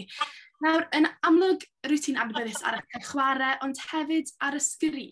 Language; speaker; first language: Welsh; native; Welsh